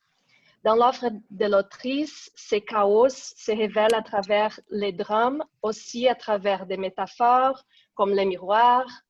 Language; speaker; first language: French; non-native, fluent; Portuguese